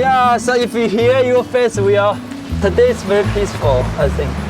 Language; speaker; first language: English; non-native, learner; Chinese